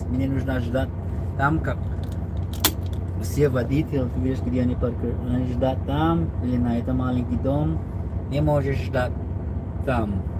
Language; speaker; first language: Russian; non-native, learner; English